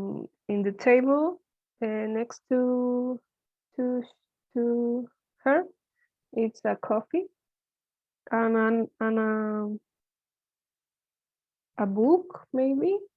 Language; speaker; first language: English; non-native, learner; Spanish